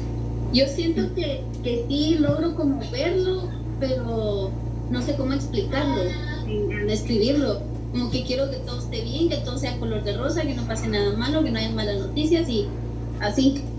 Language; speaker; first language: Spanish; native; Spanish